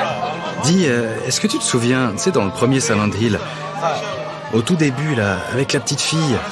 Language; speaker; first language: French; native; French